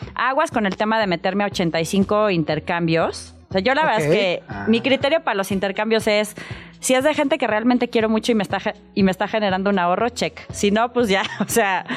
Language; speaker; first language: Spanish; native; Spanish